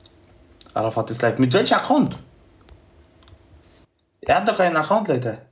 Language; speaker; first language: German; early bilingual, other home language; Albanian